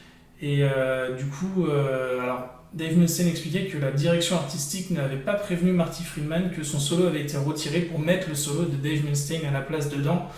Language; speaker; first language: French; native; French